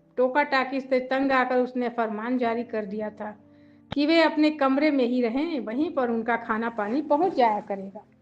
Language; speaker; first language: Hindi; native; Hindi